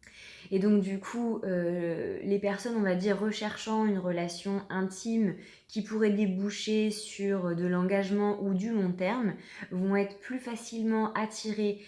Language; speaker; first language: French; native; French